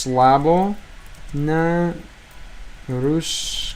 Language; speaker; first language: Russian; non-native, learner; English